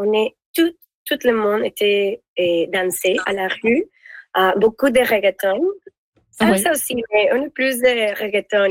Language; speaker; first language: French; non-native, learner; Spanish